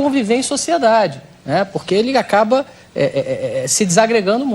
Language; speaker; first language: Portuguese; native; Portuguese